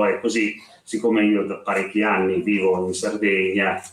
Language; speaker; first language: Italian; native; Italian